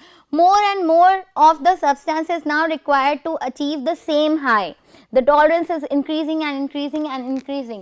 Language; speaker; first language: English; non-native, local second language; Hindi